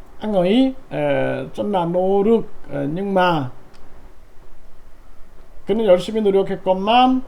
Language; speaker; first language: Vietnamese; non-native, learner; Korean